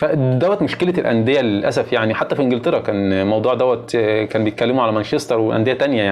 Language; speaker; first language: Arabic; native; Arabic